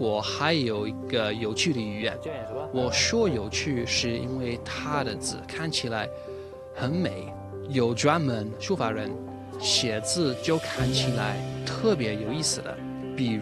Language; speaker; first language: Chinese; non-native, fluent; English